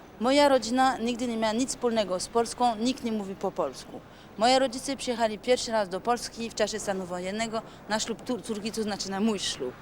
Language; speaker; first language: Polish; non-native, fluent; French